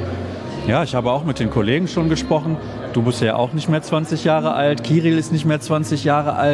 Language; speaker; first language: German; native; German